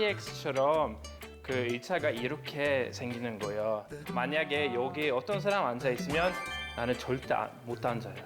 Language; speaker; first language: Korean; non-native, fluent; Norwegian